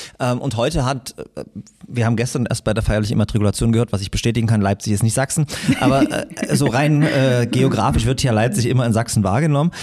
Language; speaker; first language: German; native; German